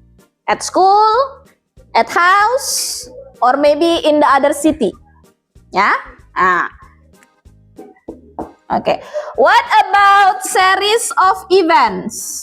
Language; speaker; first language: English; non-native, fluent; Indonesian